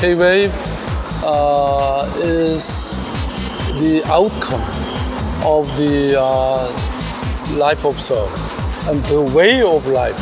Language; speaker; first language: English; non-native, learner; Korean